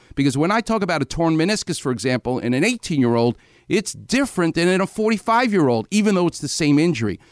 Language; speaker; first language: English; native; English